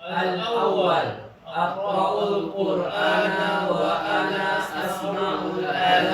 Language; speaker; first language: Arabic; non-native, learner; Indonesian